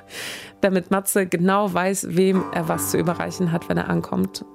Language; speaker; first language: German; early bilingual, other home language; Swedish